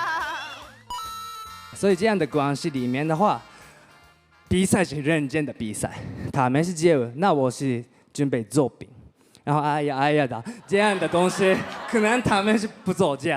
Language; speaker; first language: Chinese; non-native, learner; Japanese